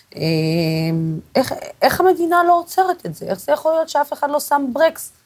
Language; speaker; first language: Hebrew; non-native, local second language; Arabic